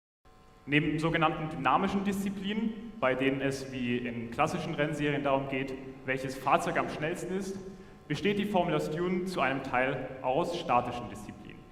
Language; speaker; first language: German; native; German